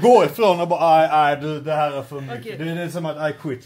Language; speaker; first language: Swedish; native; Swedish